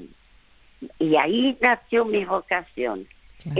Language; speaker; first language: Spanish; early bilingual, other home language; French